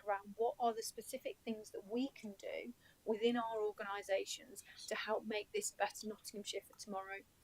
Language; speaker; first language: English; native; English